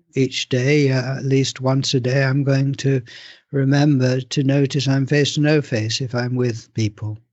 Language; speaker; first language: English; native; English